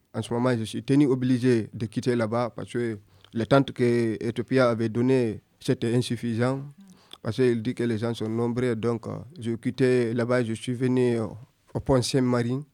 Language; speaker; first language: French; non-native, local second language; Fula